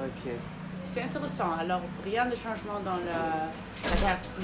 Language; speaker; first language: French; non-native, fluent; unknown